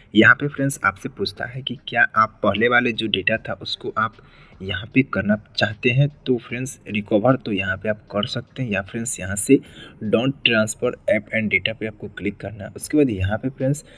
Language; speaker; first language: Hindi; native; Hindi